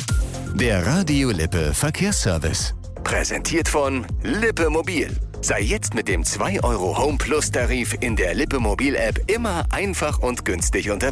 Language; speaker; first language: German; native; German